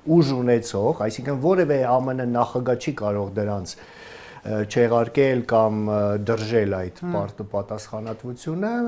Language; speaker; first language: Armenian; native; Armenian